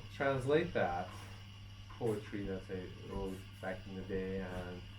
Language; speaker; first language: English; non-native, fluent; Persian